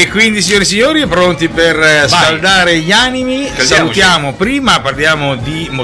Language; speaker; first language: Italian; native; Italian